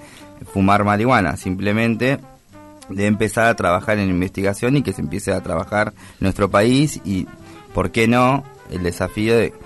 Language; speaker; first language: Spanish; native; Spanish